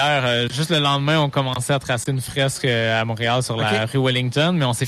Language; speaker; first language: French; native; French